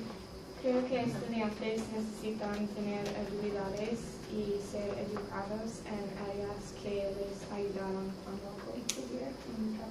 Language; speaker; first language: Spanish; non-native, learner; English